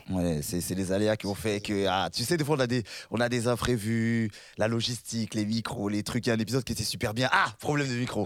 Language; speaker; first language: French; native; French